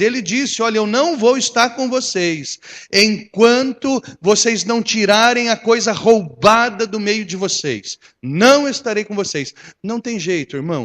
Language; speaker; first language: Portuguese; native; Portuguese